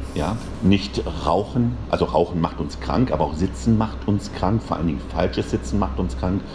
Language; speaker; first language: German; native; German